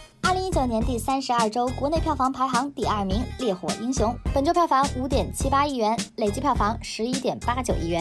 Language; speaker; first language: Chinese; native; Chinese